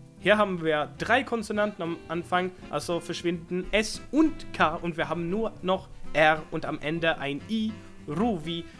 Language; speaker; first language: German; non-native, fluent; Swedish